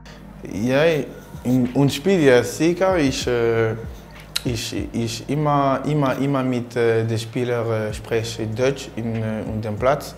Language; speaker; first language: German; non-native, learner; French